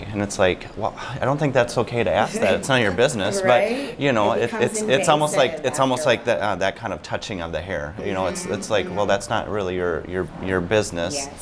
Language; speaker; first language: English; native; English